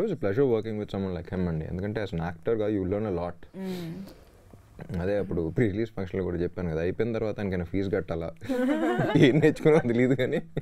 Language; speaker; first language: Telugu; native; Telugu